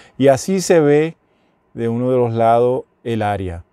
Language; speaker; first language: Spanish; native; Spanish